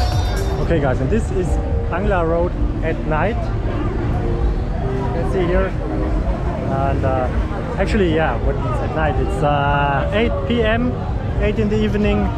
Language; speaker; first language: English; non-native, fluent; German